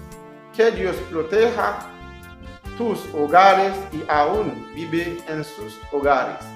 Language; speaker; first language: Spanish; non-native, learner; Haitian Creole